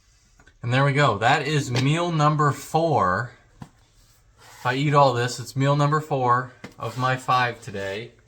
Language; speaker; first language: English; native; English